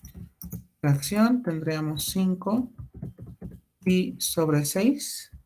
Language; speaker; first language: Spanish; native; Spanish